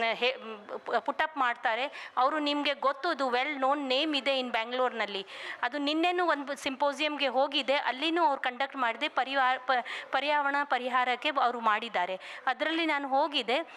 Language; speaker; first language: Kannada; non-native, local second language; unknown